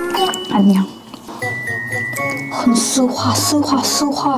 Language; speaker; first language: Chinese; non-native, learner; Korean